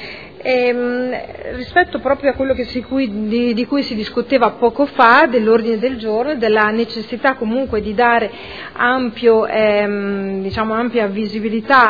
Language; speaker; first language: Italian; native; Italian